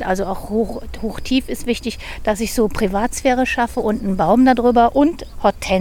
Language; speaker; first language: German; native; German